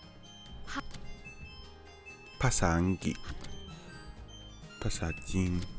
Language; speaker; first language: Thai; non-native, learner; English